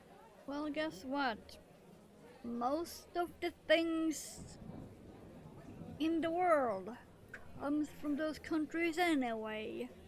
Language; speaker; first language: English; non-native, fluent; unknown